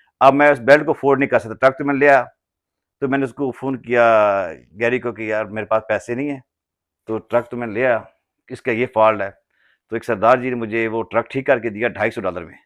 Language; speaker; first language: Urdu; non-native, local second language; Punjabi